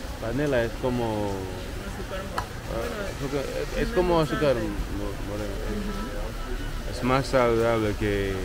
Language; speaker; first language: Spanish; non-native, learner; English